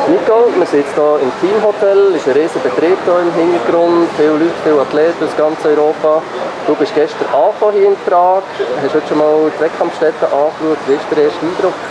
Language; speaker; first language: German; native; German